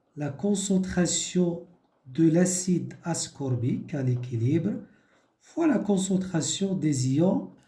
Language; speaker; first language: French; non-native, local second language; Arabic